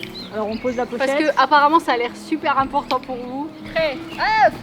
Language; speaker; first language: French; native; French